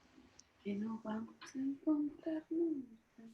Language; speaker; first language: Spanish; native; Spanish